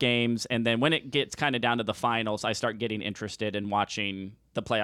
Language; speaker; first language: English; native; English